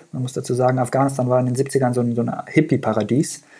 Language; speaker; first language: German; early bilingual, other home language; Persian